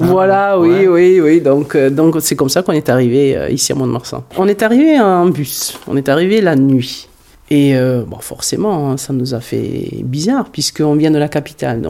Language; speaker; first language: French; early bilingual, other home language; Hungarian